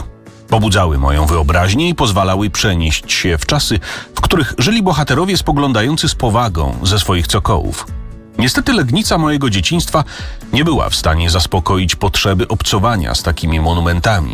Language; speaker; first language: Polish; native; Polish